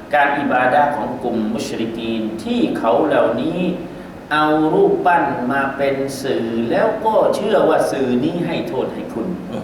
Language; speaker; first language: Thai; native; Thai